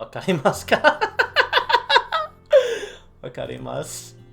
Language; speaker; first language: Japanese; non-native, learner; English